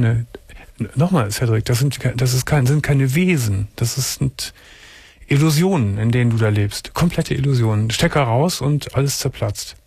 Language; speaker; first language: German; native; German